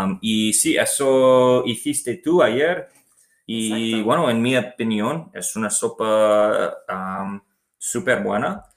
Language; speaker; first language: Spanish; non-native, learner; English